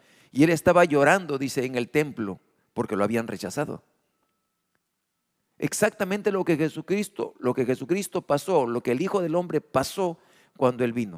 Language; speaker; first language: Spanish; native; Spanish